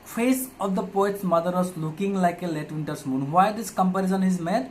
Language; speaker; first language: English; non-native, local second language; Assamese